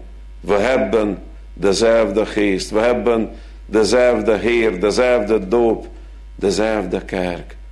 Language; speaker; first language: Dutch; non-native, fluent; Hungarian